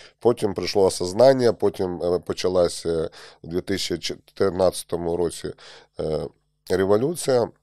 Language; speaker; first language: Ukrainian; native; Ukrainian